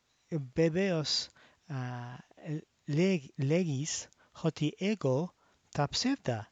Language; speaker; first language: Greek; non-native, fluent; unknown